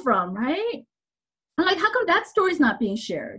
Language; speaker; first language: English; early bilingual, other home language; Korean